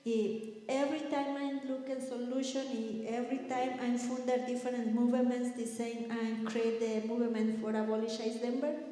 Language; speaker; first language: English; non-native, learner; Spanish